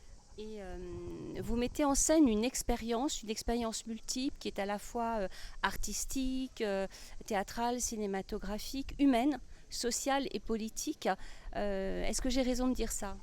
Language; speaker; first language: French; native; French